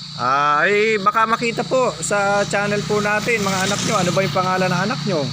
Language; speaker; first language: Filipino; native; Filipino